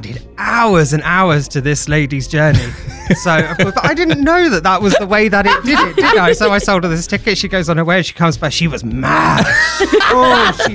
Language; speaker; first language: English; native; English